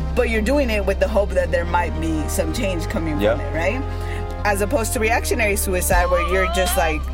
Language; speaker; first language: English; early bilingual, other home language; Spanish